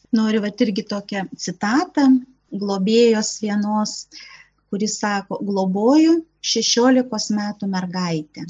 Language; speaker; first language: Lithuanian; native; Lithuanian